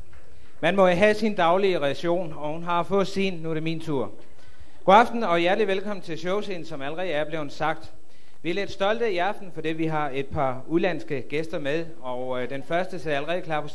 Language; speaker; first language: Danish; native; Danish